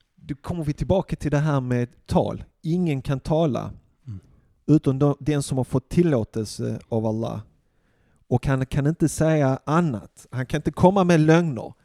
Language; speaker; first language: Swedish; early bilingual, other home language; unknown